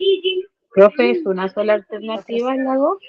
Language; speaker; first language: Spanish; native; Spanish